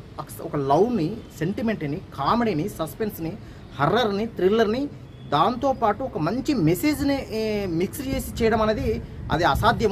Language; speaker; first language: Telugu; native; Telugu